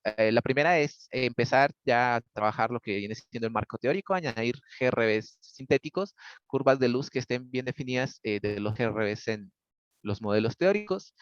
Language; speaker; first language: Spanish; native; Spanish